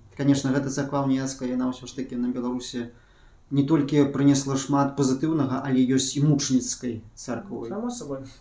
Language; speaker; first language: Belarusian; native; Belarusian